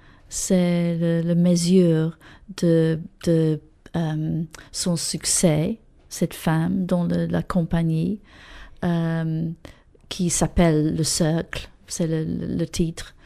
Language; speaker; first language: French; non-native, fluent; English